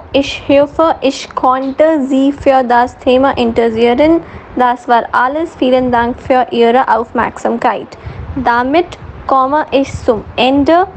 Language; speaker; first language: German; non-native, learner; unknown